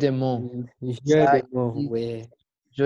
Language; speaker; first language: French; non-native, learner; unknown